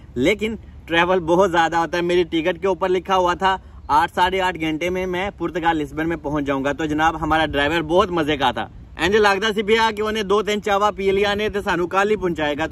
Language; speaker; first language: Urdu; non-native, local second language; Punjabi